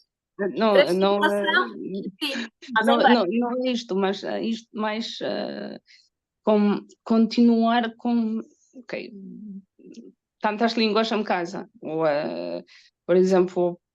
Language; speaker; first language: Portuguese; non-native, learner; Polish